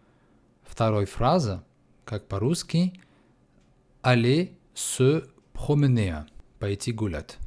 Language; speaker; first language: Russian; non-native, fluent; French